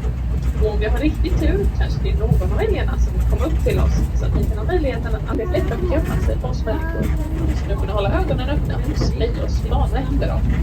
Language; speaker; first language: Swedish; native; Swedish